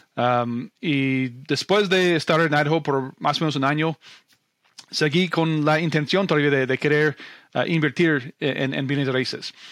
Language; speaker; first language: Spanish; non-native, fluent; English